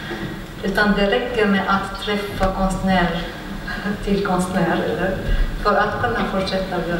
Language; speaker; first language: Swedish; non-native, fluent; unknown